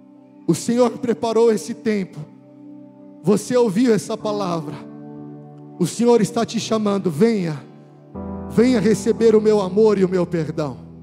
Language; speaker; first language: Portuguese; native; Portuguese